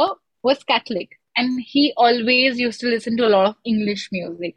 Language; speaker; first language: English; non-native, local second language; Hindi